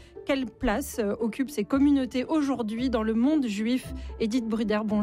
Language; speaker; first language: French; native; French